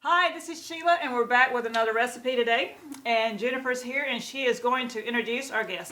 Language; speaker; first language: English; native; English